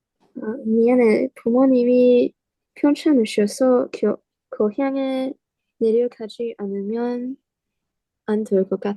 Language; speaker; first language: Korean; non-native, learner; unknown